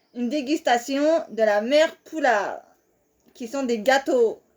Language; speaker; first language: French; native; French